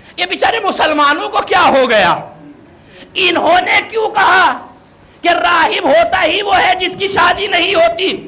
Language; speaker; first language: Urdu; native; Urdu